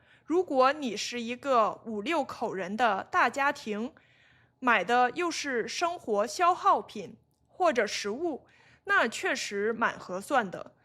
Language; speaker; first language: Chinese; native; Chinese